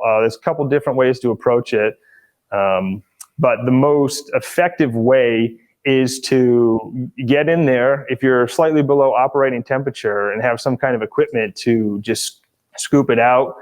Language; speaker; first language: English; native; English